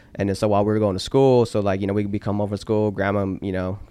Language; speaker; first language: English; early bilingual, other home language; Polish